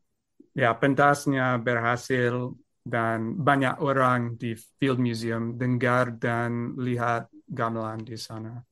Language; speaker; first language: Indonesian; non-native, learner; English